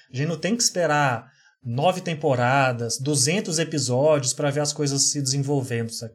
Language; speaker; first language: Portuguese; native; Portuguese